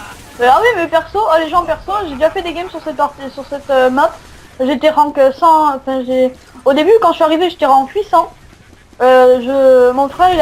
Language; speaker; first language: French; native; French